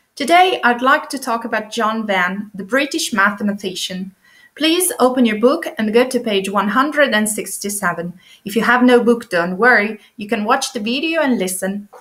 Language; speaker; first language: English; non-native, fluent; Italian